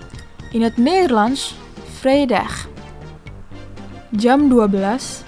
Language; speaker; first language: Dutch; non-native, learner; Indonesian